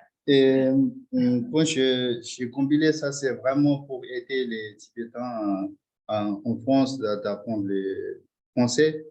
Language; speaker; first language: French; non-native, fluent; Tibetan